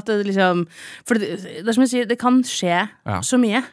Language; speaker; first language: Norwegian; native; Norwegian